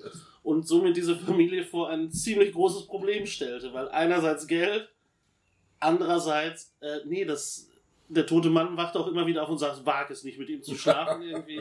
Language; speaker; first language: German; native; German